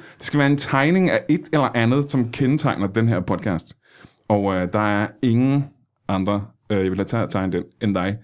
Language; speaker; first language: Danish; native; Danish